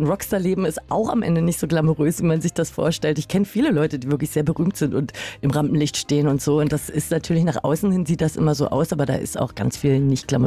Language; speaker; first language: German; native; German